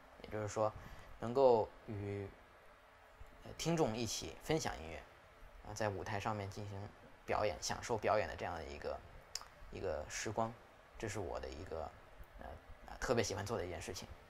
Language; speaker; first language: Chinese; native; Chinese